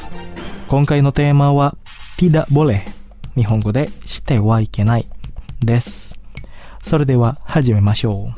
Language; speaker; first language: Japanese; non-native, fluent; Indonesian